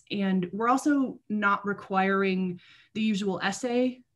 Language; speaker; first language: English; native; English